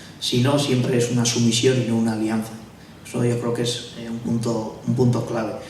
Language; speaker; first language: Spanish; non-native, local second language; Basque